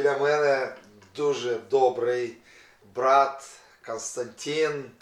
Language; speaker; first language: Ukrainian; non-native, local second language; Russian